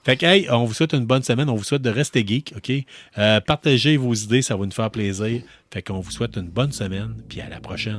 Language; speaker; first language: French; native; French